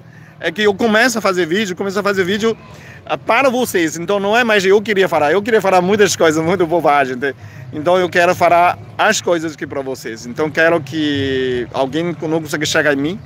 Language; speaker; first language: Portuguese; non-native, fluent; Chinese